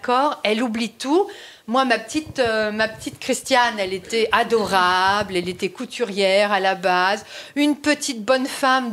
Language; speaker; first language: French; native; French